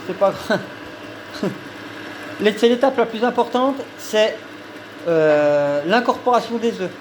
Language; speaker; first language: French; native; French